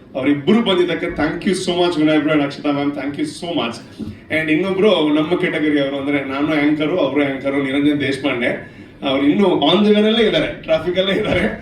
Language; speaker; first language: Kannada; non-native, local second language; Tulu